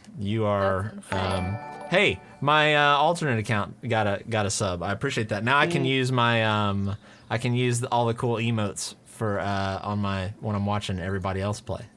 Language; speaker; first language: English; native; English